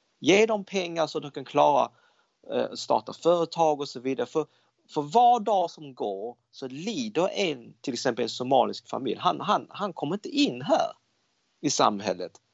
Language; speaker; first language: Swedish; early bilingual, other home language; Cantonese